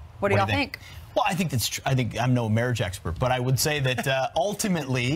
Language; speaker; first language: English; native; English